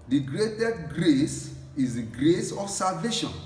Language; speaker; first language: English; non-native, local second language; Yoruba